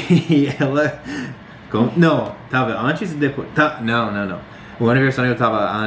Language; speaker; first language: Portuguese; non-native, learner; English